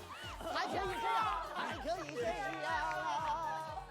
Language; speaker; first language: Chinese; native; Chinese